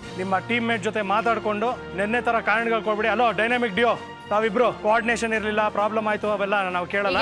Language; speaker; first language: Kannada; native; Kannada